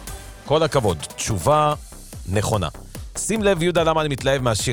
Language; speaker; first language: Hebrew; native; Hebrew